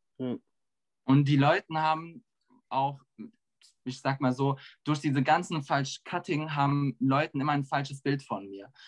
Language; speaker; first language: German; early bilingual, other home language; Turkish